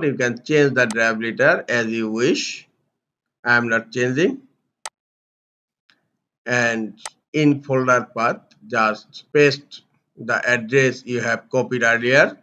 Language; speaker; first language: English; non-native, local second language; Bangla